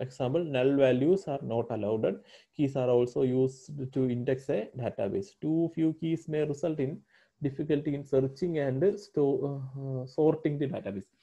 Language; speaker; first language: English; non-native, local second language; Malayalam